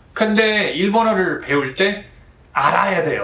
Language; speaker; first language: Korean; non-native, fluent; English